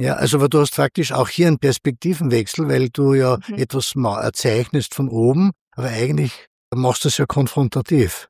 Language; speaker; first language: German; native; German